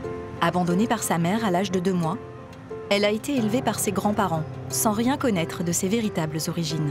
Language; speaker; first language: French; native; French